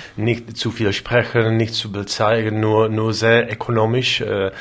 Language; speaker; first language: German; non-native, learner; Czech